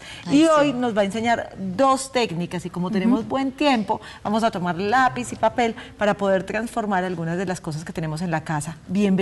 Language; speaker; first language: Spanish; native; Spanish